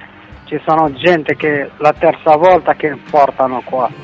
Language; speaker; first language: Italian; non-native, fluent; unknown